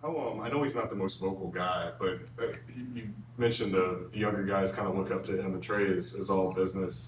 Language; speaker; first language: English; native; English